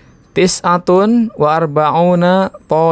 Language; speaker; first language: Arabic; non-native, learner; Indonesian